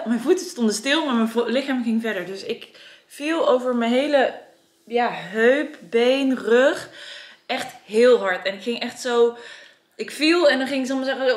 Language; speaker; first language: Dutch; native; Dutch